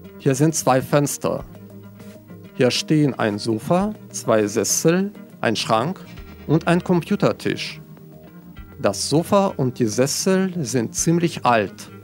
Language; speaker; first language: German; non-native, fluent; Russian